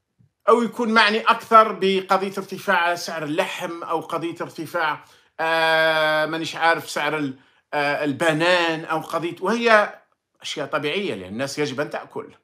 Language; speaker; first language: Arabic; native; Arabic